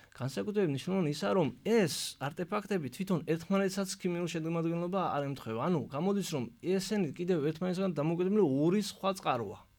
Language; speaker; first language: Georgian; native; Georgian